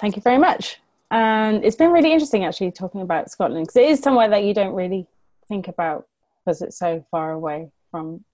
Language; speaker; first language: English; native; English